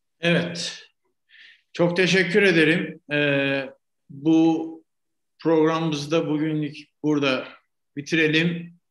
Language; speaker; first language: Turkish; native; Turkish